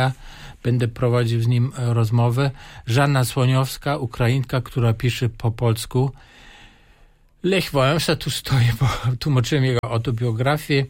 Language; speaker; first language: Polish; non-native, fluent; German